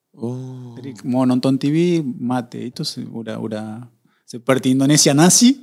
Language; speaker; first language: Indonesian; non-native, fluent; Spanish